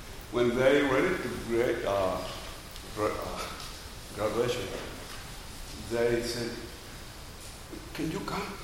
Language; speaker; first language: English; non-native, learner; Spanish